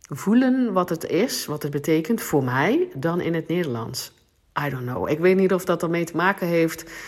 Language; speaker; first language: Dutch; non-native, local second language; Limburgish